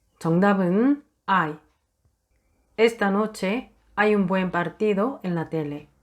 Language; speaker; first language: Spanish; non-native, fluent; Korean